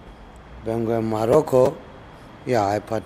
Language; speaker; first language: Spanish; non-native, learner; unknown